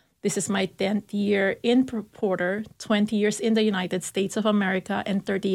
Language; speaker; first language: English; non-native, local second language; Filipino